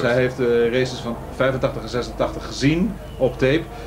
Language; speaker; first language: Dutch; native; Dutch